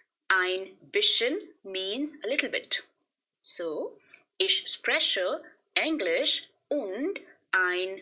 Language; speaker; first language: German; non-native, fluent; Hindi